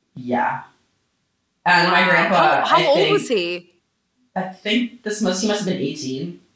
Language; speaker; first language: English; early bilingual, other home language; Russian